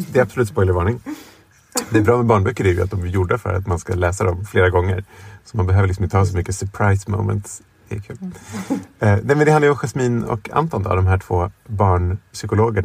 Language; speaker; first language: Swedish; native; Swedish